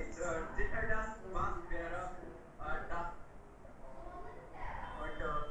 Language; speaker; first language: German; non-native, learner; Hindi